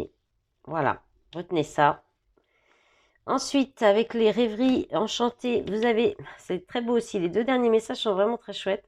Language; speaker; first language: French; native; French